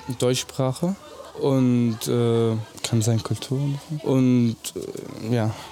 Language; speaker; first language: German; early bilingual, other home language; Arabic